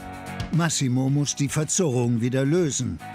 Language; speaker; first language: German; native; German